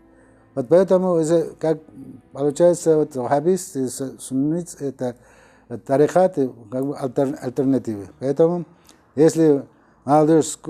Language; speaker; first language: Russian; non-native, local second language; Uzbek